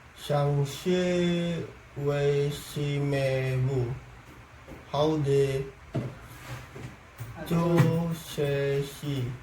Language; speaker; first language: Chinese; non-native, learner; Indonesian